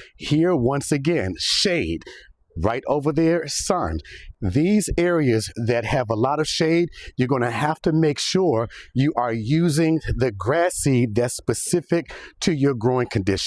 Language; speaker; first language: English; native; English